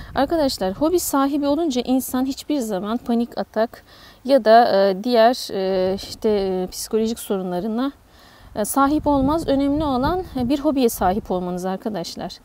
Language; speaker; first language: Turkish; native; Turkish